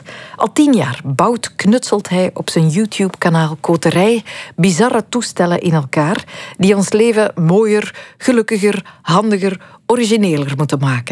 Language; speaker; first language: Dutch; native; Dutch